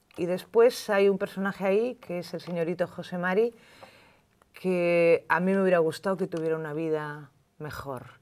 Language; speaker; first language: Spanish; native; Spanish